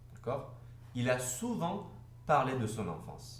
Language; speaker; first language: French; non-native, fluent; Turkish